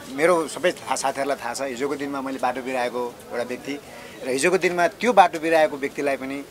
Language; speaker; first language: Nepali; native; Nepali